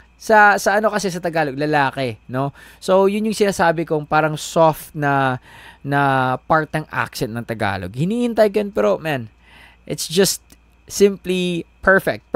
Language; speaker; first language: Filipino; non-native, local second language; Cebuano